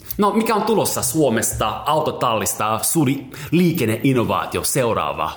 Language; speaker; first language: Finnish; native; Finnish